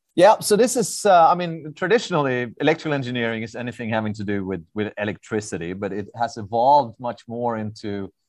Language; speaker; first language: English; non-native, fluent; Swedish